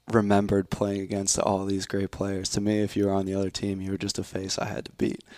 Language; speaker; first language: English; native; English